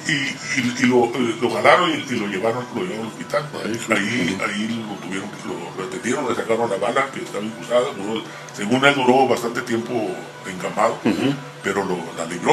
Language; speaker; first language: Spanish; native; Spanish